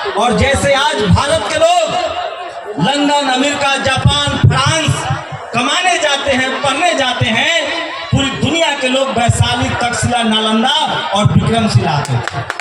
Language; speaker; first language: Hindi; native; Hindi